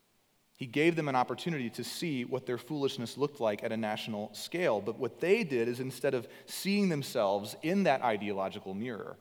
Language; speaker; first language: English; native; English